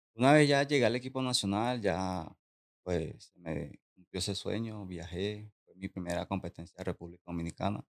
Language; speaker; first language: Spanish; native; Spanish